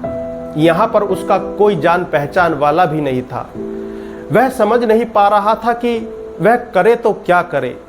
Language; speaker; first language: Hindi; native; Hindi